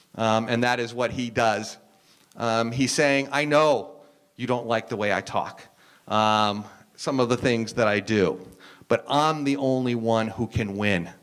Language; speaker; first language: English; native; English